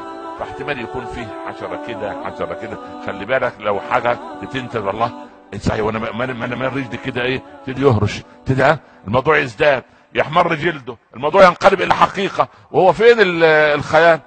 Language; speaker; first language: Arabic; native; Arabic